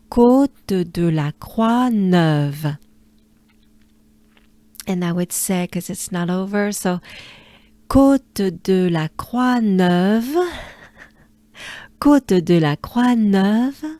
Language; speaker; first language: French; native; French